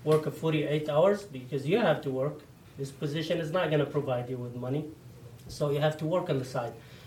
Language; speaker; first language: English; non-native, fluent; Arabic